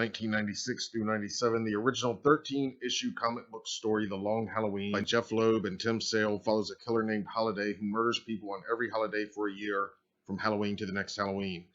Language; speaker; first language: English; native; English